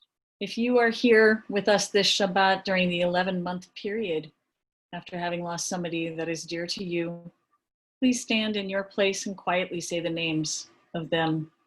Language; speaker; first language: English; native; English